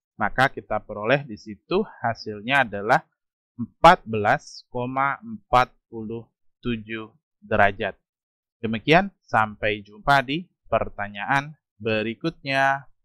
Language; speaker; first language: Indonesian; native; Indonesian